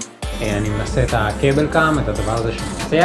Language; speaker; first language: Hebrew; native; Hebrew